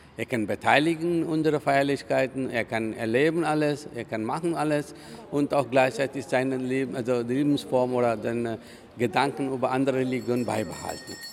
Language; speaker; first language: German; non-native, fluent; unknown